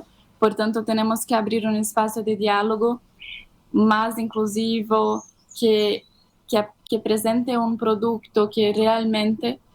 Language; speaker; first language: Spanish; non-native, fluent; Portuguese